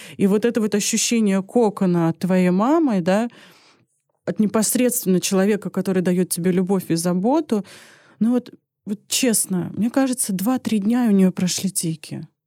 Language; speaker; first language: Russian; early bilingual, other home language; Armenian